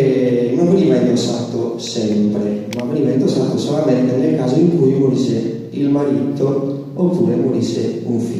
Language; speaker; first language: Italian; native; Italian